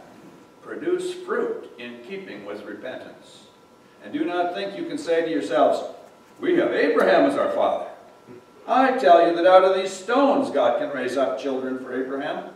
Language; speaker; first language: English; native; English